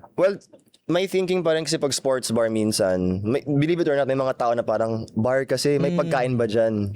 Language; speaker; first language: Filipino; native; Filipino